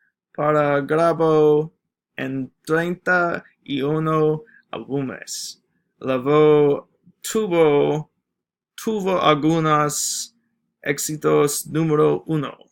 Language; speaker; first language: Spanish; non-native, learner; English